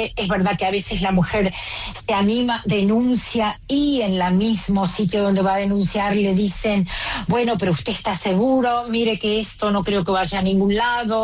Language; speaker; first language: Spanish; native; Spanish